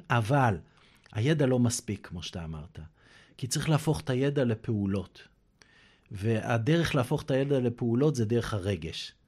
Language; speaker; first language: Hebrew; native; Hebrew